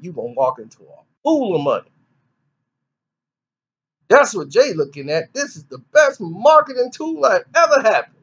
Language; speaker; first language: English; native; English